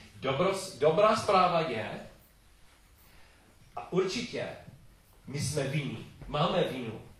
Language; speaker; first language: Czech; non-native, learner; English